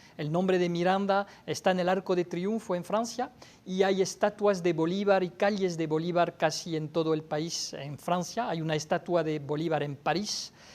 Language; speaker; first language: Spanish; non-native, fluent; French